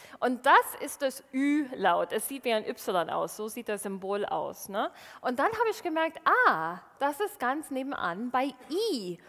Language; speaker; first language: German; non-native, fluent; English